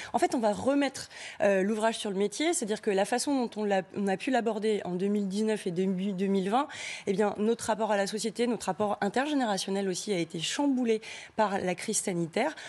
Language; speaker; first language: French; native; French